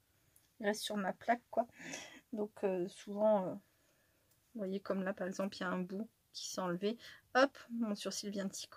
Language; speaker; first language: French; native; French